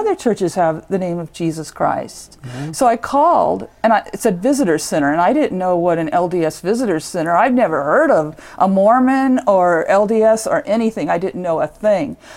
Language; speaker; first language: English; native; English